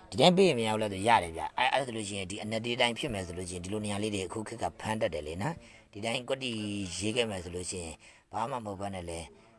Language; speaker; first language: Burmese; native; Burmese